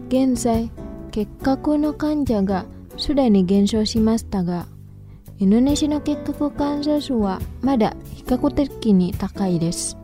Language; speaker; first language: Japanese; non-native, fluent; Indonesian